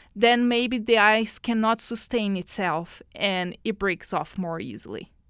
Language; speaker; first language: English; non-native, fluent; Portuguese